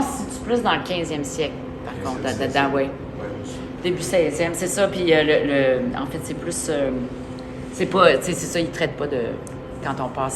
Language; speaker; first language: French; native; French